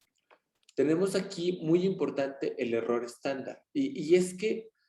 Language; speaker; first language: Spanish; native; Spanish